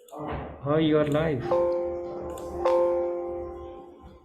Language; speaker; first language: English; non-native, learner; Hindi